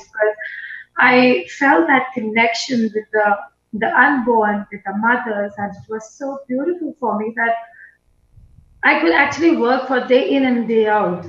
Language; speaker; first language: English; non-native, local second language; Hindi